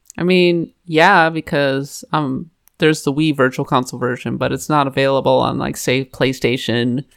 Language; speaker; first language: English; native; English